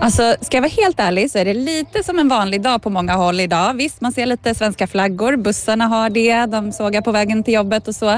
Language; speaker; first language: Swedish; native; Swedish